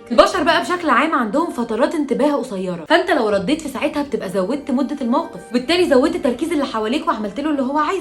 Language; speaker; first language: Arabic; native; Arabic